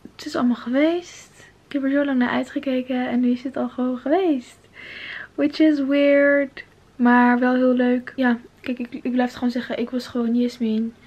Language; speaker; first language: Dutch; early bilingual, other home language; Arabic